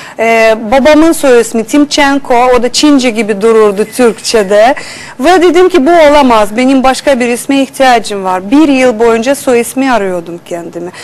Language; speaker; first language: Turkish; non-native, fluent; Russian